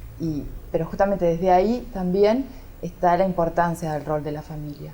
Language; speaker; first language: Spanish; native; Spanish